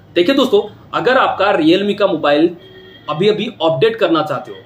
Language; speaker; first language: Hindi; non-native, local second language; Odia